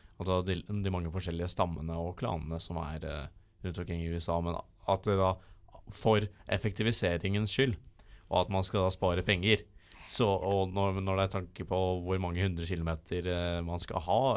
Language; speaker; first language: Norwegian; native; Norwegian